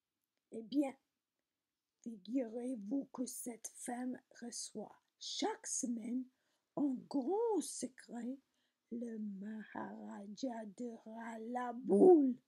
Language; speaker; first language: French; non-native, learner; English